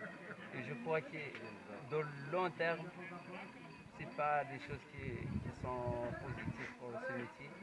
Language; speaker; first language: French; non-native, learner; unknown